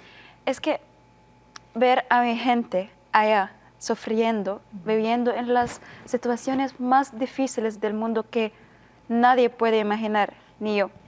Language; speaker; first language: Spanish; non-native, learner; Arabic